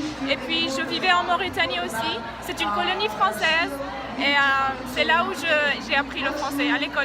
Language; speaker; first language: French; non-native, local second language; Arabic